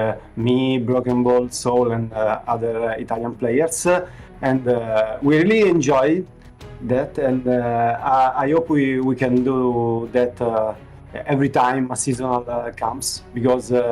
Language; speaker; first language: English; non-native, fluent; Italian